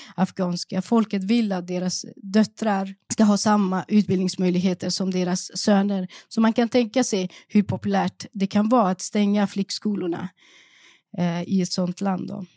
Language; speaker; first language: Swedish; early bilingual, other home language; Persian